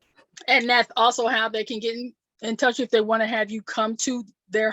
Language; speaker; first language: English; native; English